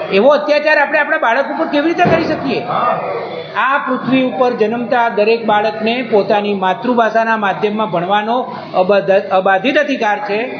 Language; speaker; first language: Gujarati; native; Gujarati